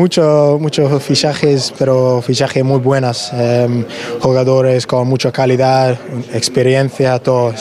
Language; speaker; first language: Spanish; non-native, learner; English